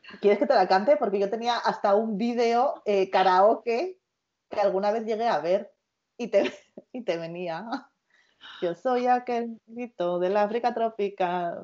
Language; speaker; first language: Spanish; native; Spanish